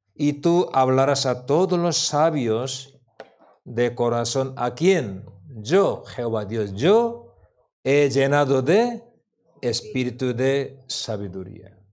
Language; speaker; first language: Spanish; non-native, learner; Korean